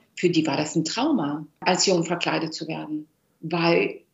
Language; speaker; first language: German; early bilingual, other home language; Persian